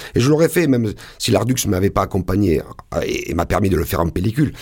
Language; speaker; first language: French; native; French